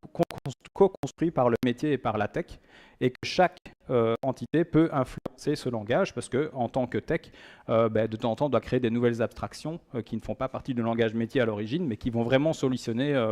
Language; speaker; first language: French; native; French